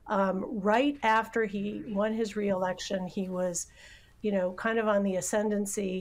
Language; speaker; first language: English; native; English